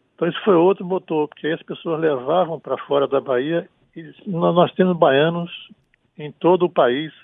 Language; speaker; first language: Portuguese; native; Portuguese